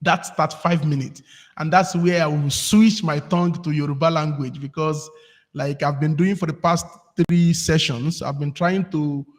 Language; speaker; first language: English; non-native, local second language; Yoruba